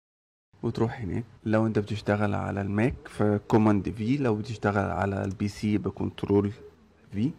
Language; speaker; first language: Arabic; native; Arabic